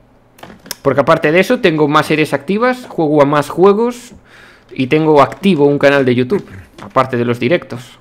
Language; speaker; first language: Spanish; native; Spanish